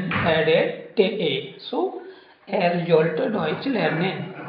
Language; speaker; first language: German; non-native, learner; Hindi